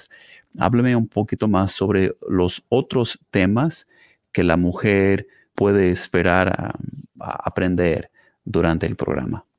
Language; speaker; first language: Spanish; non-native, fluent; English